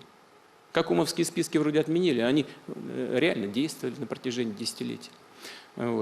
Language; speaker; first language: Russian; native; Russian